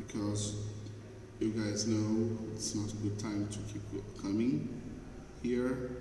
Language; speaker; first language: English; non-native, fluent; Portuguese